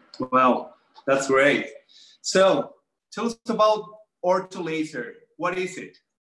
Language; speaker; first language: English; non-native, fluent; Spanish